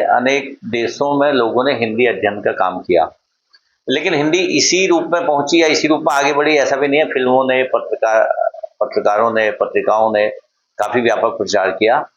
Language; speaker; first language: Hindi; native; Hindi